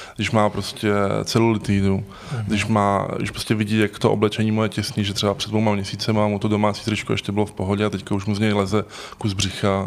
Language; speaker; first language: Czech; native; Czech